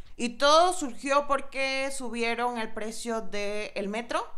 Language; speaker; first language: Spanish; native; Spanish